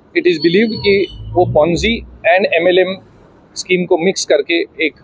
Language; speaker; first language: Hindi; non-native, local second language; Marathi